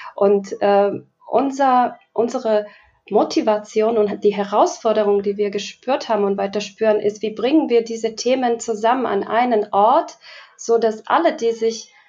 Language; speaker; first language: German; non-native, fluent; Slovak